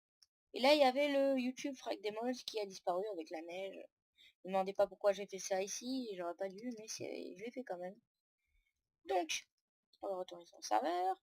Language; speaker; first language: French; native; French